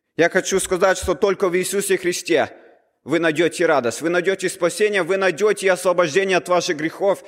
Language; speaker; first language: Russian; early bilingual, heritage; Russian